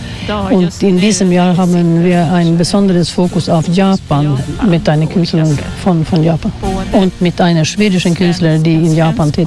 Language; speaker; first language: German; non-native, learner; Swedish